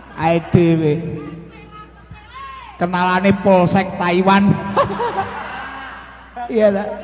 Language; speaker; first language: Indonesian; non-native, local second language; Javanese